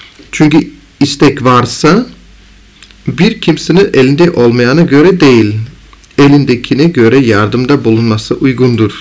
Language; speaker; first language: Turkish; non-native, fluent; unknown